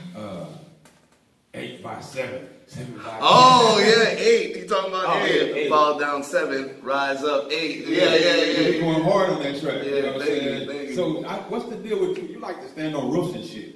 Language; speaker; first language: English; native; English